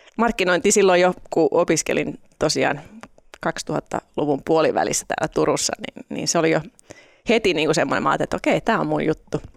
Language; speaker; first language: Finnish; non-native, local second language; Swedish